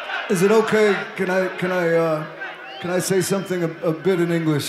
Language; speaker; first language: English; native; English